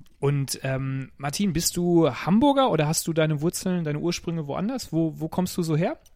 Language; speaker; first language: German; native; German